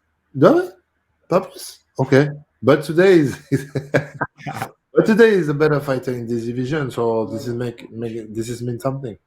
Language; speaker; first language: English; non-native, fluent; French